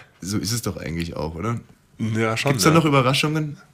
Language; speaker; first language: German; native; German